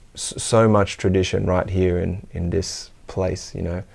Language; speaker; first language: English; native; English